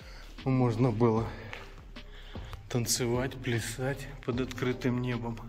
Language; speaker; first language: Russian; native; Russian